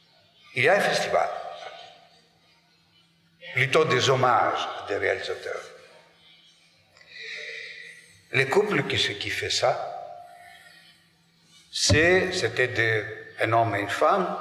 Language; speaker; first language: French; non-native, fluent; Greek